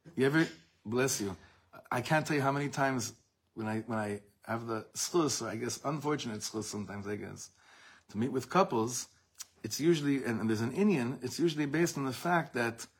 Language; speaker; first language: English; native; English